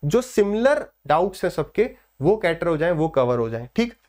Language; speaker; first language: Hindi; native; Hindi